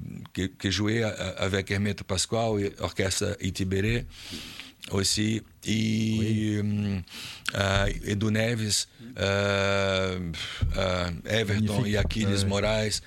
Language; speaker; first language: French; non-native, learner; Portuguese